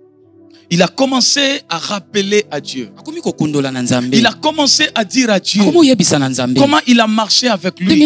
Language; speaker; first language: French; non-native, local second language; Lingala